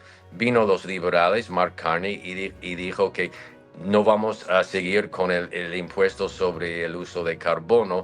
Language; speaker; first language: Spanish; non-native, fluent; English